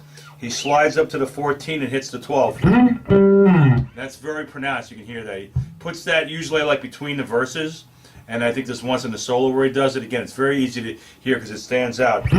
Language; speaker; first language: English; native; English